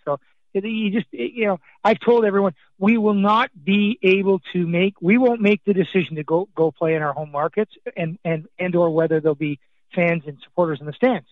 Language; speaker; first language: English; native; English